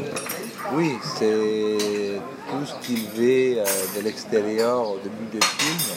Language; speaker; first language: French; non-native, fluent; Italian